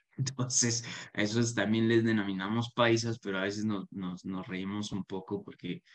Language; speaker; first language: Spanish; native; Spanish